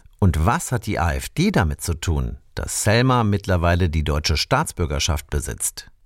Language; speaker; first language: German; native; German